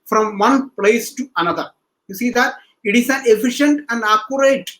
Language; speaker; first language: English; non-native, local second language; Malayalam